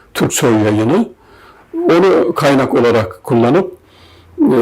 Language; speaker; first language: Turkish; native; Turkish